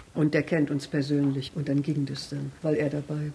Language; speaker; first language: German; native; German